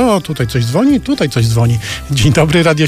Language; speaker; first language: Polish; native; Polish